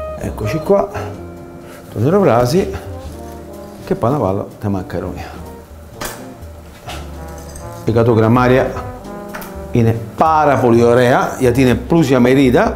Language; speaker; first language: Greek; non-native, fluent; Italian